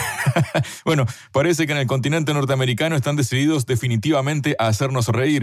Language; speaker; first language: Spanish; native; Spanish